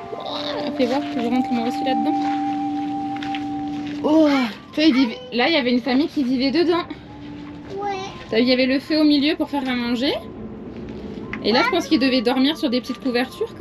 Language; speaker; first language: French; native; French